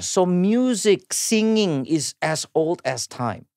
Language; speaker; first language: English; early bilingual, other home language; Indonesian